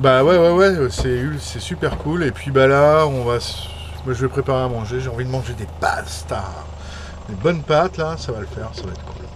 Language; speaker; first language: French; native; French